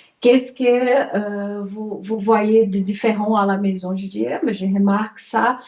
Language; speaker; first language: French; non-native, fluent; Portuguese